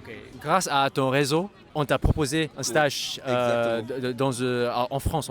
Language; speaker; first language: French; non-native, fluent; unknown